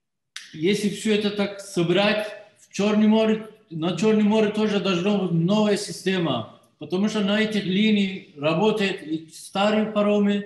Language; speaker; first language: Russian; non-native, learner; Turkish